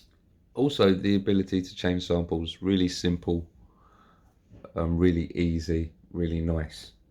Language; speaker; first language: English; native; English